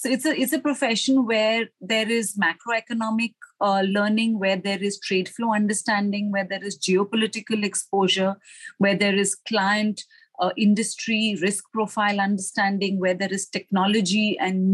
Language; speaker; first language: English; non-native, local second language; Hindi